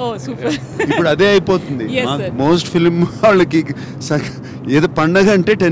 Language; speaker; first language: Telugu; native; Telugu